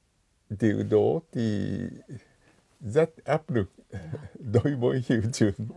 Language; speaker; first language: Vietnamese; non-native, fluent; Japanese